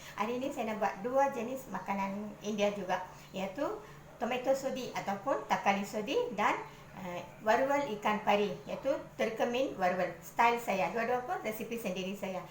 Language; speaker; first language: Malay; non-native, local second language; Tamil